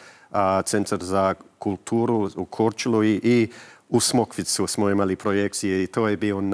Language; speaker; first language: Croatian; early bilingual, heritage; English